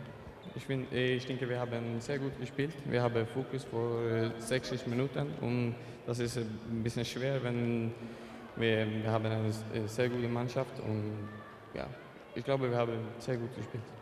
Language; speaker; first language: German; non-native, learner; Swedish